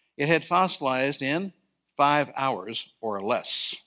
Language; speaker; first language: English; native; English